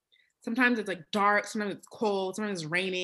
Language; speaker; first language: English; native; English